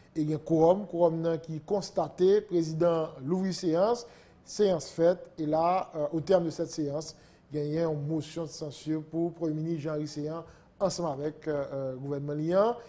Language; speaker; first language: French; non-native, local second language; Haitian Creole